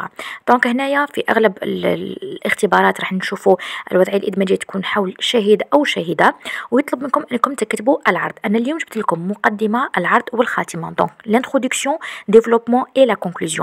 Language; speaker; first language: Arabic; native; Arabic